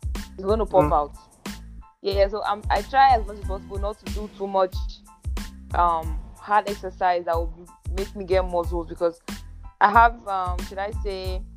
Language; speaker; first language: English; non-native, local second language; Yoruba